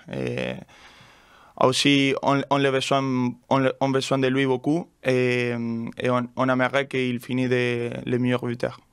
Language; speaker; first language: French; non-native, learner; Spanish